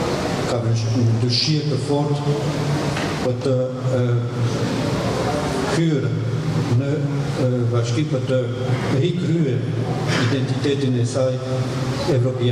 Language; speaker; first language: Albanian; non-native, fluent; French